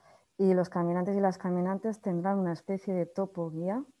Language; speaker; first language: Spanish; native; Spanish